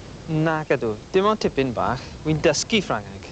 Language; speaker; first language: Welsh; non-native, learner; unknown